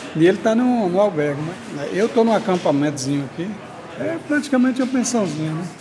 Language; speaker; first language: Portuguese; native; Portuguese